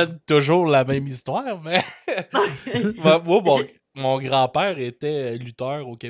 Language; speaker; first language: French; native; French